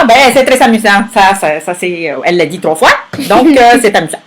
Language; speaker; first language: French; native; French